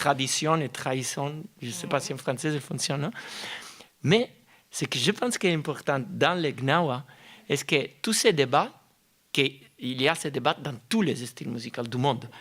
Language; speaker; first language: French; non-native, fluent; Italian